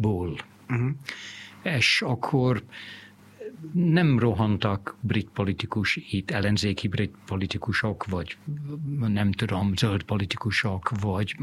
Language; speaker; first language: Hungarian; non-native, fluent; English